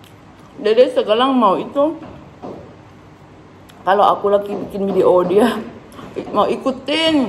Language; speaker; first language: Indonesian; native; Indonesian